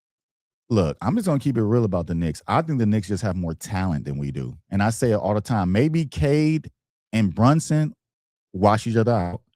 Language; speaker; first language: English; native; English